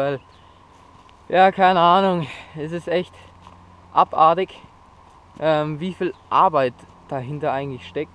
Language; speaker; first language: German; native; German